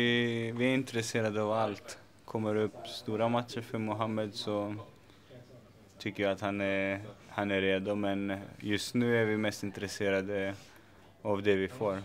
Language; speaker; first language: Swedish; native; Swedish